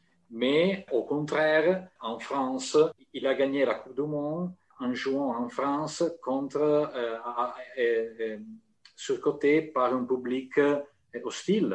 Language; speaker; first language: French; non-native, fluent; Italian